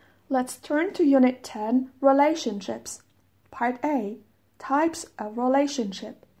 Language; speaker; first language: English; non-native, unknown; Persian